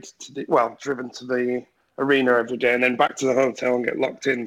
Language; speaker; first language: English; native; English